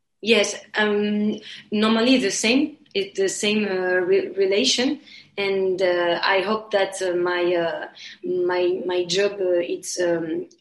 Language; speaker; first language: English; non-native, learner; French